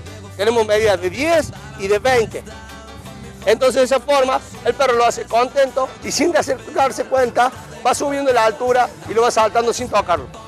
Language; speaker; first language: Spanish; native; Spanish